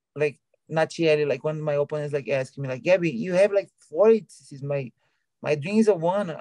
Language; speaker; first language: English; non-native, learner; Portuguese